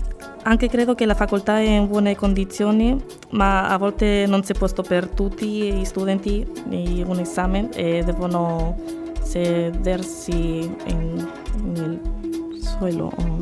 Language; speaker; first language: Italian; non-native, learner; Spanish